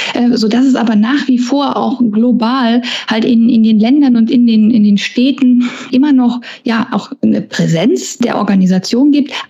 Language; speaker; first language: German; native; German